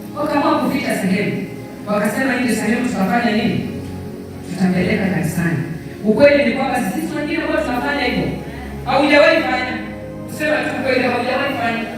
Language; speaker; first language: Swahili; non-native, local second language; Luyia